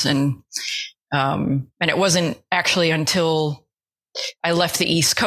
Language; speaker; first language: English; native; English